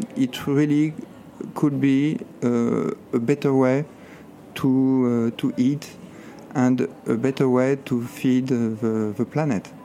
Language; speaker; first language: English; non-native, fluent; French